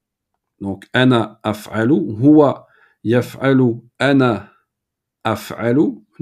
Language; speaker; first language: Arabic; non-native, fluent; French